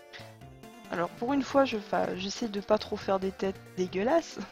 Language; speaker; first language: French; native; French